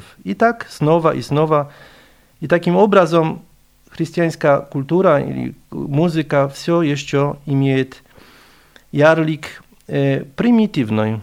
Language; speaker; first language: Russian; non-native, fluent; Polish